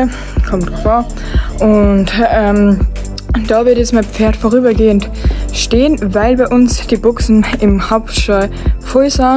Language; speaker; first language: German; native; German